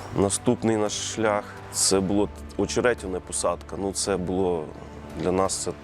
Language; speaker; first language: Ukrainian; native; Ukrainian